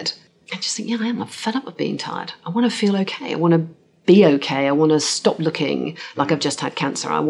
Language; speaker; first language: English; native; English